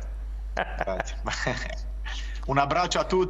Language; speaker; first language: Italian; non-native, fluent; Croatian